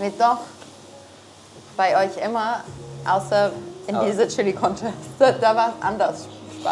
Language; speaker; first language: German; non-native, fluent; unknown